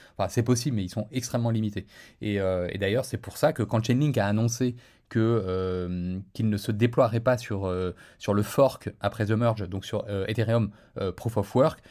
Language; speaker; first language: French; native; French